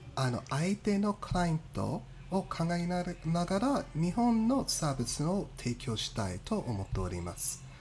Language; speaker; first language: Japanese; non-native, fluent; English